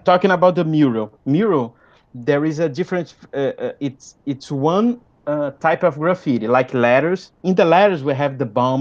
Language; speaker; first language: English; non-native, fluent; Portuguese